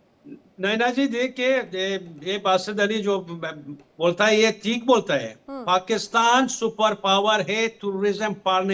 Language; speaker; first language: Hindi; non-native, fluent; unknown